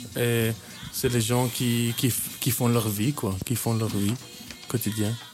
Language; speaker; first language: French; early bilingual, heritage; French